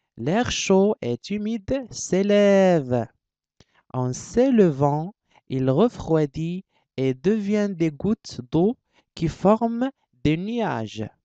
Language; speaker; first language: French; non-native, local second language; Arabic